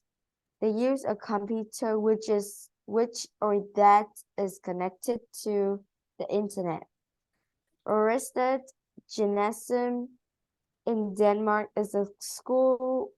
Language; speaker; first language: English; non-native, learner; Vietnamese